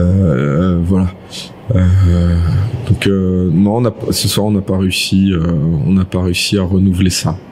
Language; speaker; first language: French; native; French